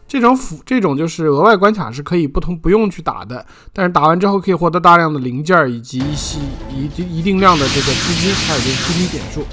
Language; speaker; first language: Chinese; native; Chinese